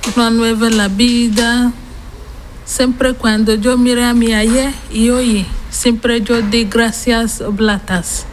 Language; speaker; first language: Spanish; non-native, learner; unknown